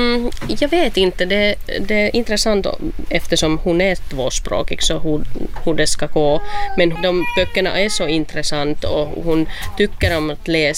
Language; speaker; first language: Swedish; non-native, local second language; Finnish